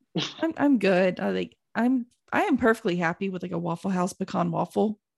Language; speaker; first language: English; native; English